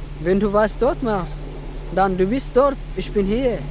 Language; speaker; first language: German; non-native, learner; Tigrinya